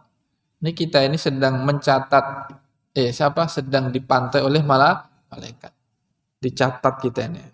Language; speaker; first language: Indonesian; non-native, local second language; Banjar